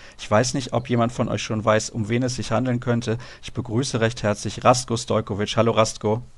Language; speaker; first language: German; native; German